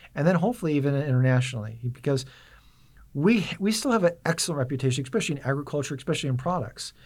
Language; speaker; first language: English; native; English